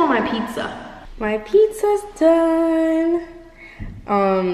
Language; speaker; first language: English; native; English